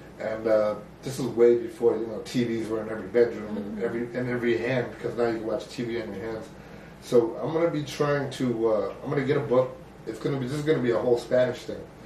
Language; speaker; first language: English; early bilingual, other home language; Spanish